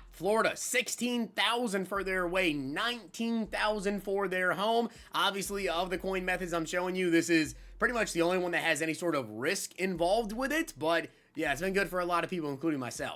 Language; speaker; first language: English; native; English